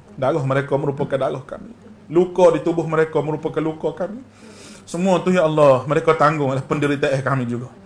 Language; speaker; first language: Malay; native; Malay